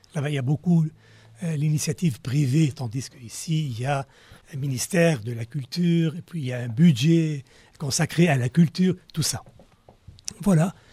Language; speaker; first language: French; non-native, local second language; Arabic